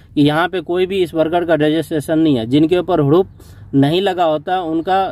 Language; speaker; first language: Hindi; native; Hindi